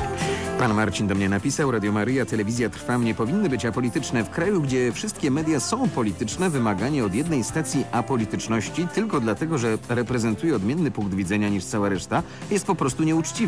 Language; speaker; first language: Polish; native; Polish